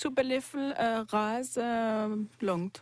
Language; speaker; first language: German; non-native, local second language; French